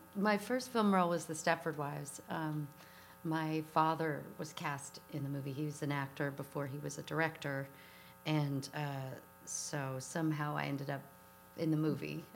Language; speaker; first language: English; native; English